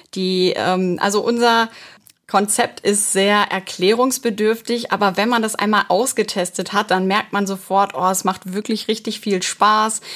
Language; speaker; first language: German; native; German